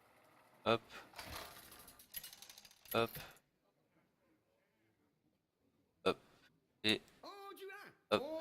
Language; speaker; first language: French; native; French